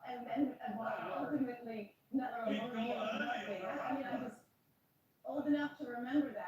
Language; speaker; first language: English; native; English